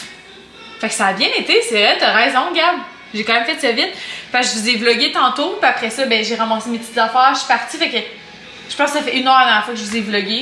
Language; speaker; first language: French; native; French